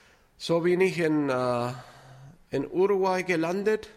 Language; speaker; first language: German; non-native, fluent; Spanish